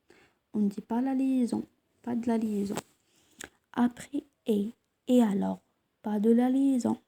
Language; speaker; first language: French; non-native, local second language; Arabic